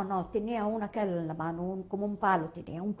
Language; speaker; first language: Spanish; early bilingual, heritage; Ladino